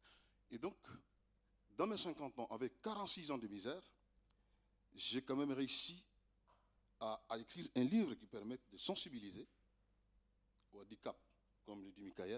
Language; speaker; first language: French; native; French